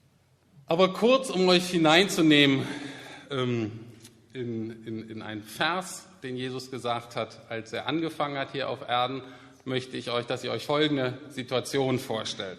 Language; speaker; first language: German; native; German